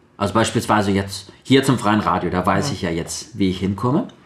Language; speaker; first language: German; early bilingual, other home language; Russian